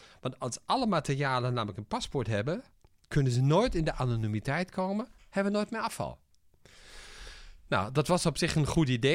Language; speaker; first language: Dutch; non-native, fluent; German